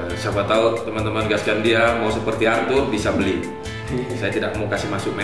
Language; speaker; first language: Indonesian; native; Indonesian